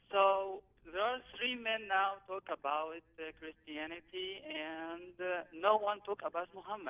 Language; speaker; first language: English; non-native, learner; Arabic